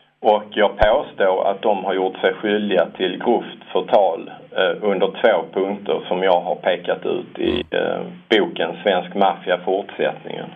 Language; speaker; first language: Swedish; native; Swedish